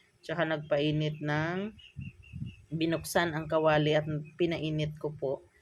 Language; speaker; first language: Filipino; native; Filipino